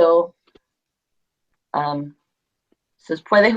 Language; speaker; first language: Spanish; non-native, fluent; English